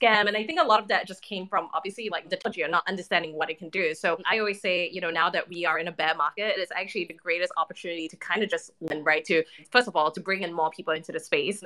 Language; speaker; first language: English; native; English